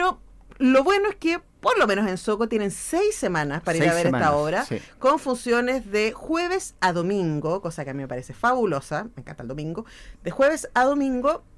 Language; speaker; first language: Spanish; native; Spanish